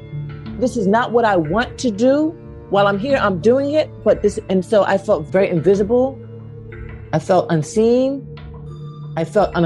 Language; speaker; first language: English; native; English